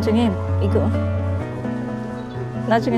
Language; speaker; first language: Korean; non-native, learner; Filipino